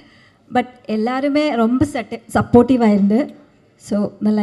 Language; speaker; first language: Tamil; non-native, learner; Malayalam